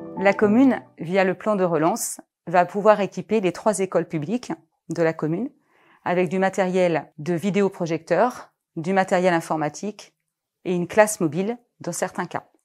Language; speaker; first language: French; native; French